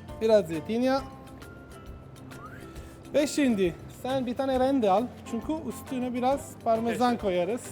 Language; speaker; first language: Turkish; non-native, learner; Italian